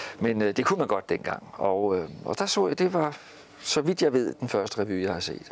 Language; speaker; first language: Danish; native; Danish